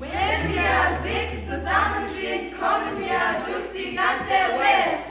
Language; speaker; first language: German; non-native, learner; Mongolian